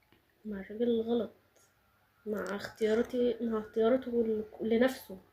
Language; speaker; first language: Arabic; native; Arabic